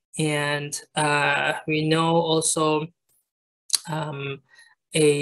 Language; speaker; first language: English; non-native, fluent; Indonesian